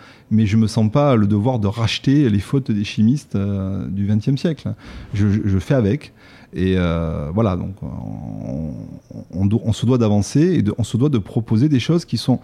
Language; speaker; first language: French; native; French